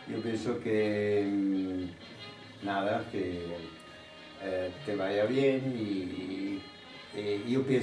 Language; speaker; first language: Spanish; non-native, fluent; Italian